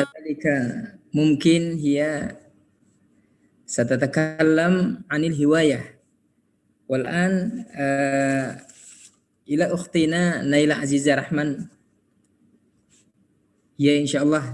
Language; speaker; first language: Arabic; non-native, learner; Indonesian